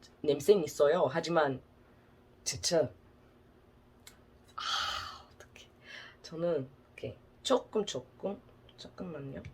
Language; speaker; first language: Korean; non-native, learner; English